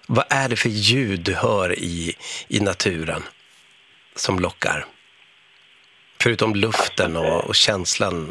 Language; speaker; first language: Swedish; native; Swedish